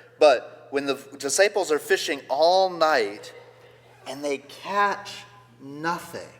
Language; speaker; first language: English; native; English